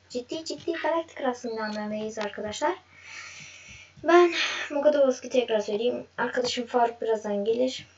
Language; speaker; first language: Turkish; native; Turkish